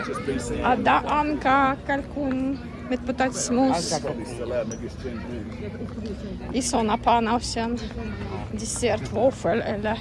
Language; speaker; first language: Swedish; non-native, learner; Russian